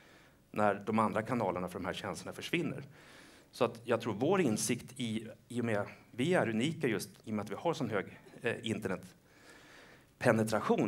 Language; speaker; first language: Swedish; native; Swedish